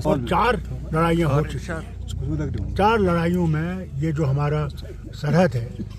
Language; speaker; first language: Urdu; native; Urdu